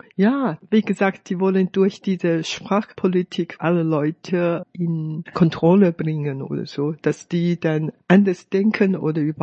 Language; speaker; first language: German; non-native, fluent; Hakka Chinese